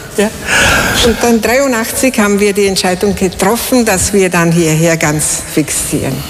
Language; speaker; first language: German; non-native, fluent; Slovak